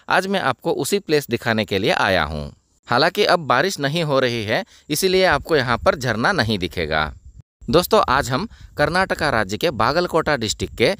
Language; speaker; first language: Hindi; non-native, local second language; Kannada